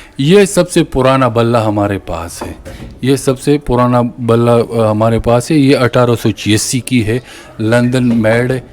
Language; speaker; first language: Urdu; non-native, local second language; Pashto